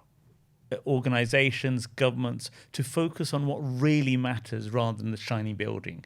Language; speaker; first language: English; native; English